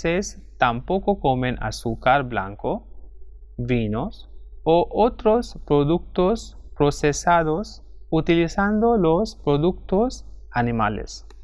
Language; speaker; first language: Spanish; non-native, fluent; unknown